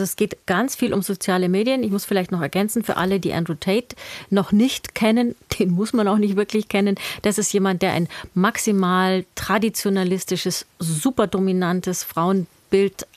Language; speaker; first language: German; native; German